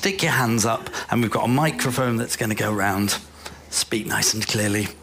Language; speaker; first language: English; native; English